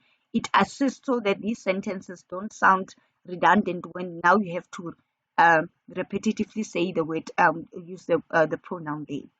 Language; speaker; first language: English; non-native, local second language; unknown